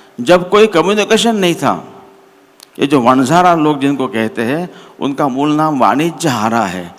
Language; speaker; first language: Hindi; non-native, local second language; Marathi